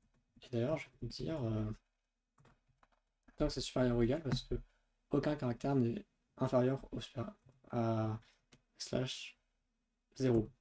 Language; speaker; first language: French; native; French